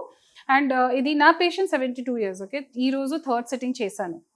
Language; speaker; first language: Telugu; non-native, learner; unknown